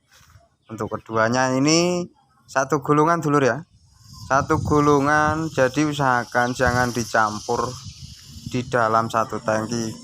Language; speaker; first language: Indonesian; non-native, local second language; Javanese